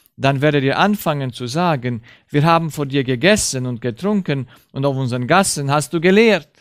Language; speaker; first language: German; early bilingual, heritage; Romanian